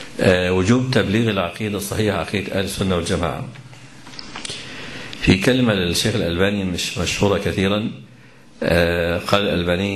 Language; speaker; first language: Arabic; native; Arabic